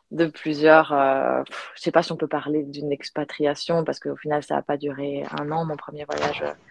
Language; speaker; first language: French; native; French